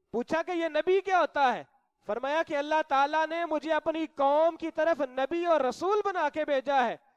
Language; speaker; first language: Urdu; non-native, local second language; Punjabi